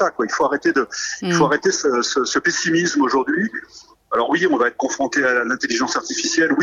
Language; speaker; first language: French; native; French